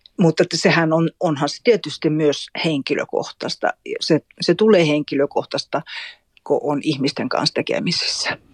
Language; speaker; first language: Finnish; native; Finnish